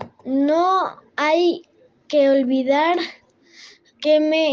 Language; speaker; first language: Spanish; non-native, learner; French